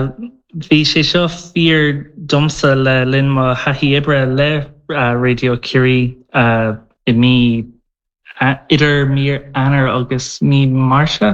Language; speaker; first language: Irish; non-native, local second language; English